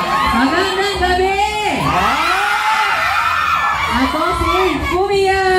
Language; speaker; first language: Filipino; non-native, learner; Japanese